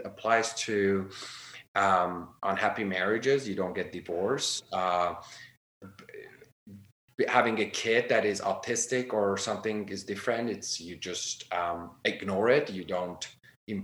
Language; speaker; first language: English; non-native, fluent; Armenian